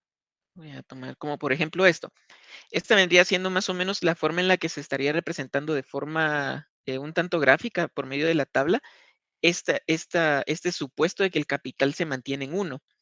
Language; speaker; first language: Spanish; native; Spanish